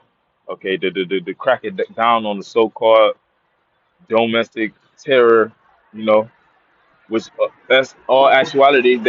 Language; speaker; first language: English; native; English